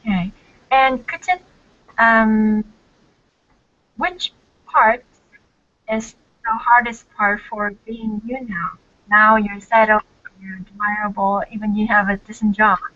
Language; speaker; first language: English; non-native, learner; Korean